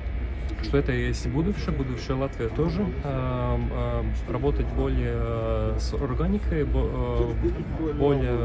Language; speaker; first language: Russian; non-native, learner; Latvian